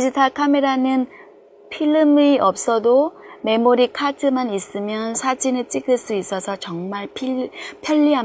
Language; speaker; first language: Korean; non-native, fluent; Vietnamese